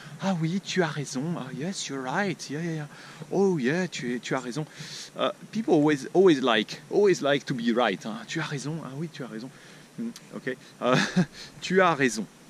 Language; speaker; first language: English; non-native, fluent; French